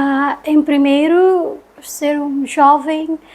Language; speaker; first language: Portuguese; non-native, learner; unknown